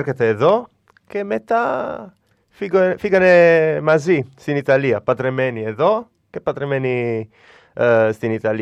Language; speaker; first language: Greek; non-native, learner; Italian